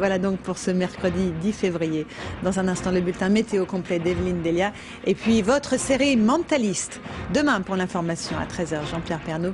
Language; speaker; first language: French; native; French